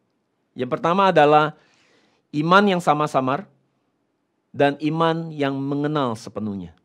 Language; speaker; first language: Indonesian; native; Indonesian